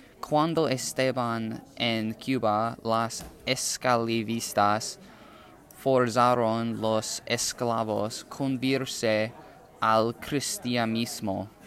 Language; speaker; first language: Spanish; non-native, learner; English